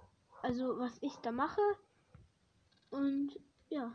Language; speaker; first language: German; early bilingual, other home language; Hungarian